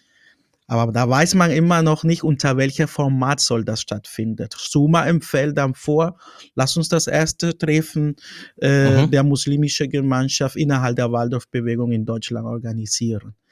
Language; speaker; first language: German; non-native, fluent; Spanish